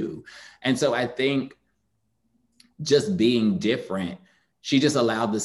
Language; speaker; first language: English; native; English